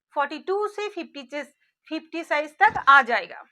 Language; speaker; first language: Hindi; non-native, local second language; Bangla